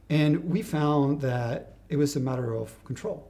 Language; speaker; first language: English; non-native, fluent; Spanish